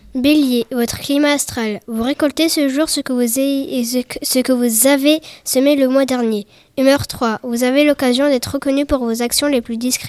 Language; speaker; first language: French; native; French